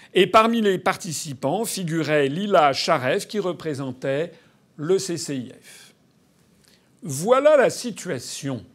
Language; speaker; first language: French; native; French